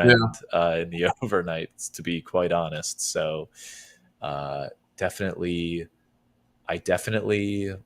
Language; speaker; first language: English; native; English